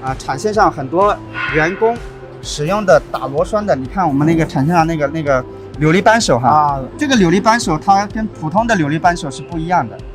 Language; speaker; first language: Chinese; native; Chinese